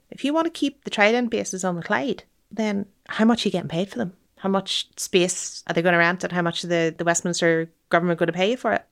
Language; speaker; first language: English; native; English